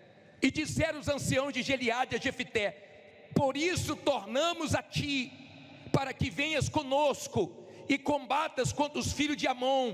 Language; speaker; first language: Portuguese; native; Portuguese